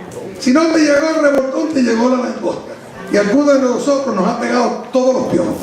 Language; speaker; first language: Spanish; native; Spanish